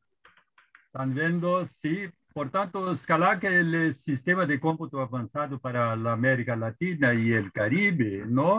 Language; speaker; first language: Spanish; non-native, fluent; Portuguese